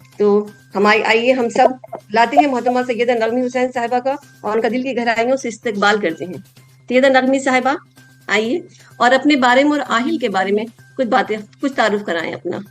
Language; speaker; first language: Urdu; native; Urdu